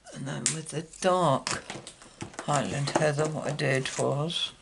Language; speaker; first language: English; native; English